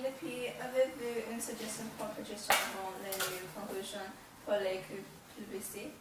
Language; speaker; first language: French; non-native, learner; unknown